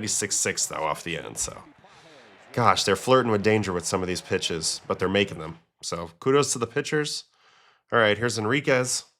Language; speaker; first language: English; native; English